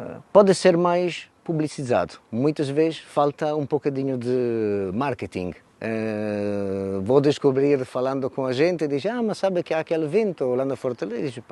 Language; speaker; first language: Portuguese; non-native, fluent; Italian